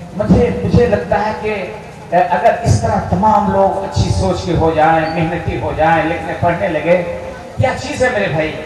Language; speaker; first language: Urdu; native; Urdu